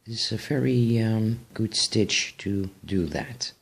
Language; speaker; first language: English; non-native, fluent; Dutch